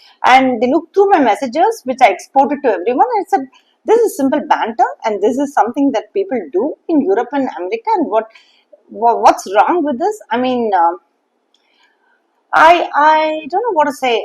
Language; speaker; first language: English; non-native, local second language; Tamil